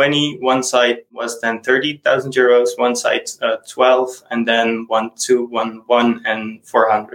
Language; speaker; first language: English; non-native, fluent; Dutch